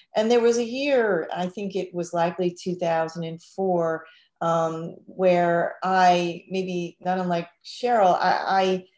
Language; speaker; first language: English; native; English